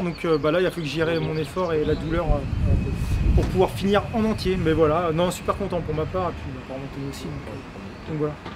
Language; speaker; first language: French; native; French